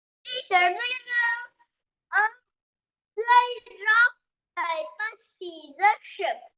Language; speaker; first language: English; non-native, learner; Vietnamese